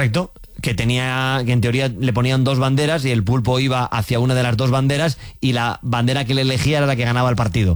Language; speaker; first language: Spanish; native; Spanish